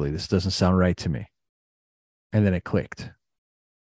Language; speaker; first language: English; native; English